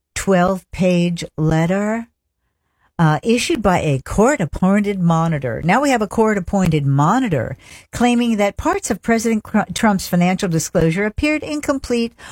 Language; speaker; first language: English; early bilingual, other home language; French